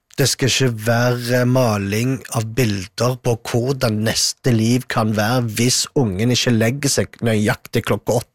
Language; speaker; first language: Norwegian; early bilingual, other home language; Arabic